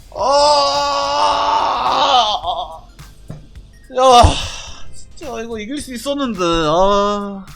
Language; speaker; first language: Korean; native; Korean